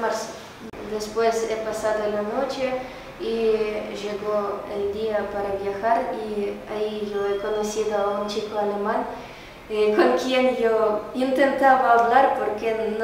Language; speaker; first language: Spanish; non-native, learner; Ukrainian